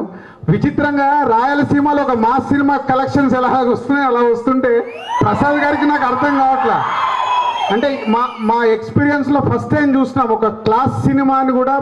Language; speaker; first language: Telugu; native; Telugu